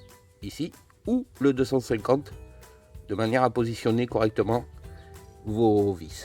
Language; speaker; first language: French; native; French